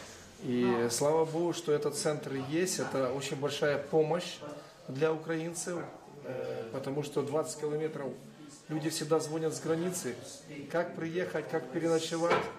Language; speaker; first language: Russian; non-native, local second language; Ukrainian